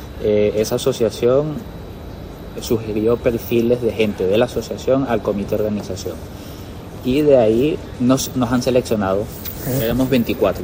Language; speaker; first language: Spanish; native; Spanish